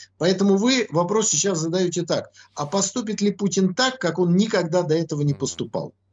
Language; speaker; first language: Russian; native; Russian